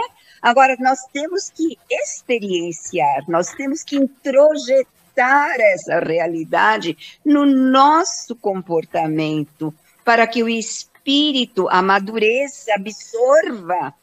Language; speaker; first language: Portuguese; native; Portuguese